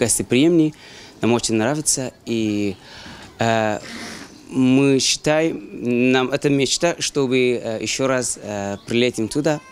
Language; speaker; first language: Russian; non-native, learner; Persian